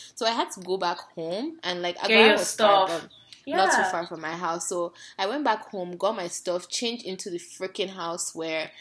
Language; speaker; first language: English; non-native, local second language; Yoruba